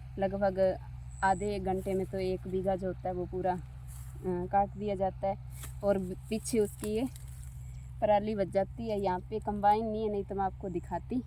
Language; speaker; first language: Hindi; native; Hindi